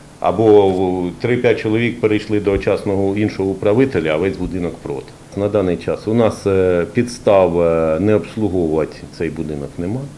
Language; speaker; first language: Ukrainian; native; Ukrainian